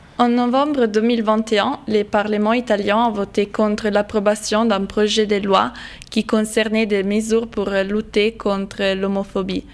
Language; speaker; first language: French; non-native, fluent; Italian